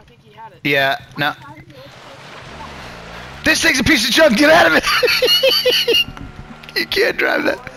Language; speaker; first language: English; native; English